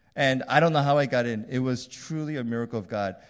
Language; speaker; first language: English; early bilingual, other home language; Korean